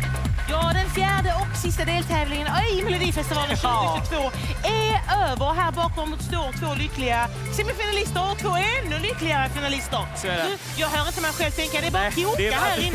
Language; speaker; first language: Swedish; native; Swedish